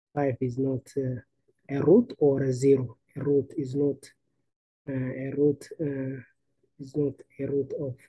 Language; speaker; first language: English; non-native, local second language; Amharic